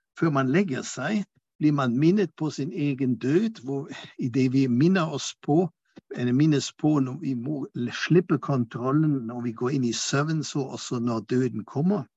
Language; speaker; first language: Norwegian; non-native, fluent; German